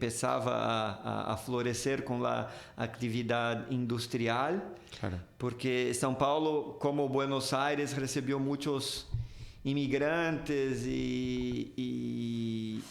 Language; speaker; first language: Spanish; non-native, fluent; Portuguese